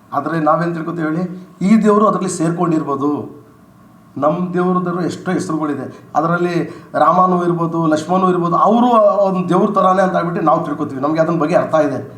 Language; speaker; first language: Kannada; non-native, local second language; Urdu